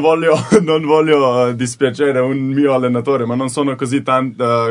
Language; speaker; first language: Italian; non-native, learner; Slovenian